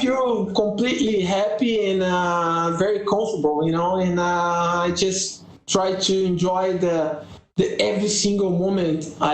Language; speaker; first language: English; non-native, learner; Portuguese